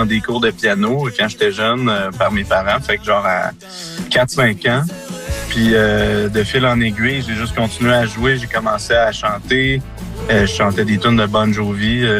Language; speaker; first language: French; native; French